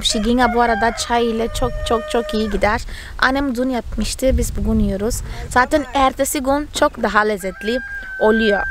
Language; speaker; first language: Turkish; non-native, fluent; Portuguese